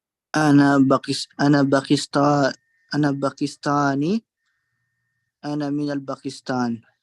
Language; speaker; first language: Arabic; non-native, learner; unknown